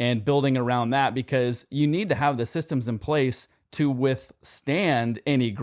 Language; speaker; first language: English; native; English